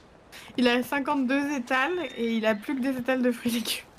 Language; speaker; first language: French; native; French